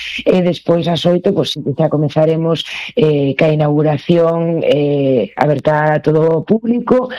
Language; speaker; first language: Galician; native; Galician